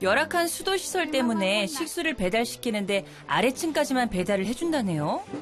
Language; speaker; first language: Korean; native; Korean